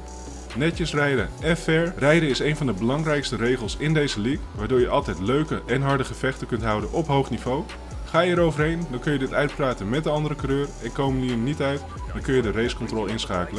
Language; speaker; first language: Dutch; native; Dutch